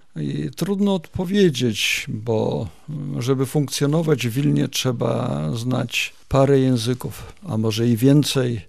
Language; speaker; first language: Polish; native; Polish